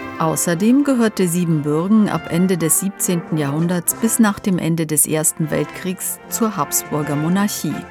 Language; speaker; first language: German; native; German